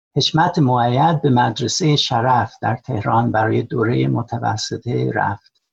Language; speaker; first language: Persian; non-native, fluent; English